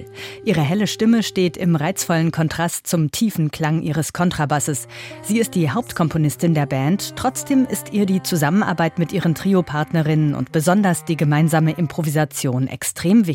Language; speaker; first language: German; native; German